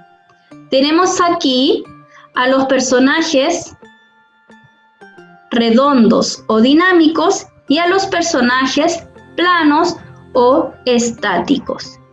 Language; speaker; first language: Spanish; native; Spanish